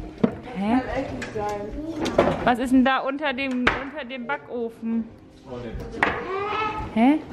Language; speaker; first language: German; native; German